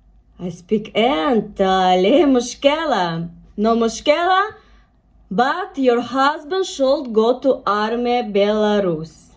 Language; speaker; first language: English; non-native, learner; Russian